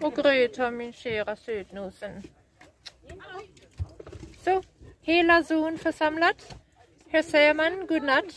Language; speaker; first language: Swedish; non-native, learner; German